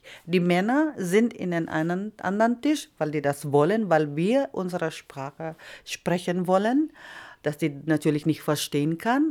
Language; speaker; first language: German; non-native, fluent; Iloko